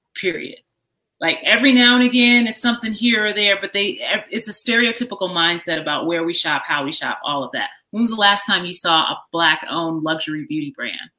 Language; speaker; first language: English; native; English